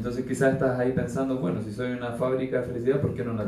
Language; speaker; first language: Spanish; native; Spanish